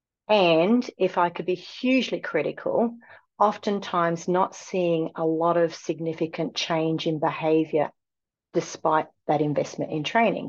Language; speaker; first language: English; native; English